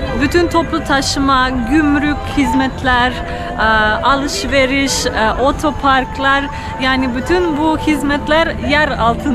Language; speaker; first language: Turkish; non-native, fluent; Slovenian